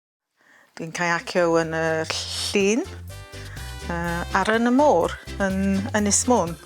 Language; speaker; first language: Welsh; non-native, local second language; English